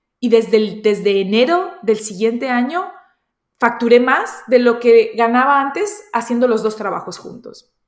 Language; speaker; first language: Spanish; native; Spanish